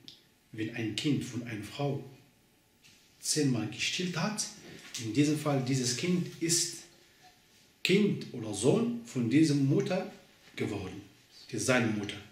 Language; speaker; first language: German; non-native, learner; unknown